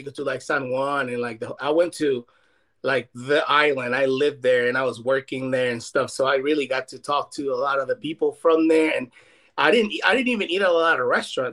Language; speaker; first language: English; non-native, fluent; Spanish